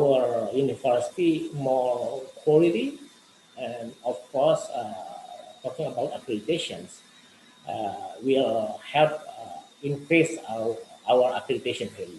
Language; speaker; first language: English; non-native, learner; Indonesian